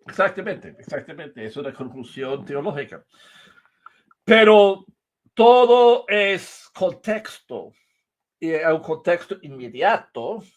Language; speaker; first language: Spanish; non-native, fluent; English